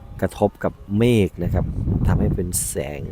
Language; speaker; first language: Thai; native; Thai